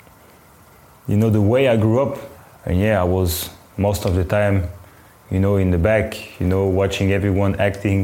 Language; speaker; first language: English; non-native, fluent; French